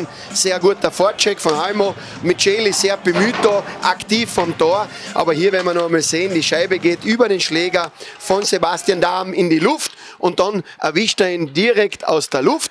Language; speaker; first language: German; native; German